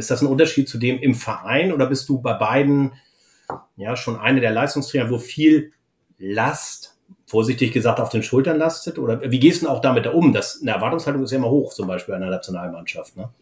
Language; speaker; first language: German; native; German